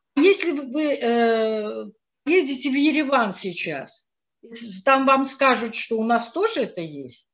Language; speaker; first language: Russian; non-native, local second language; Azerbaijani